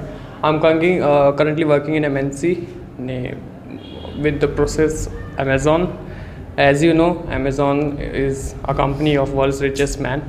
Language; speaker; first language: English; non-native, local second language; Hindi